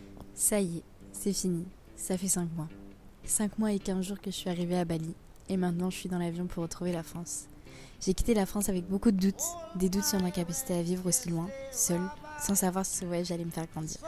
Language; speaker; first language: French; native; French